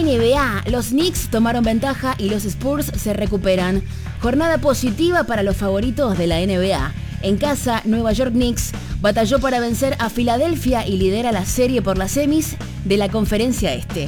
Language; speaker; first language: Spanish; native; Spanish